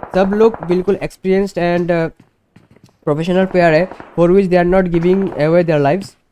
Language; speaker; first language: Hindi; non-native, local second language; Bangla